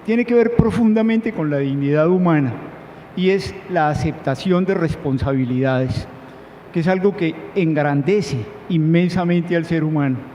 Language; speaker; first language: Spanish; native; Spanish